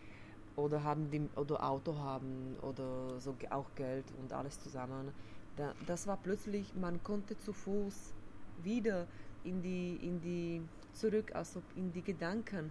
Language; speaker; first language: German; non-native, fluent; Slovak